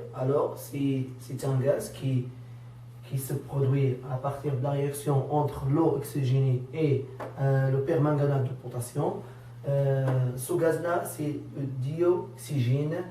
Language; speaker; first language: French; non-native, local second language; Arabic